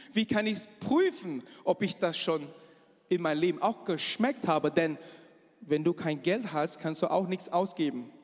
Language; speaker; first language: German; non-native, fluent; Chinese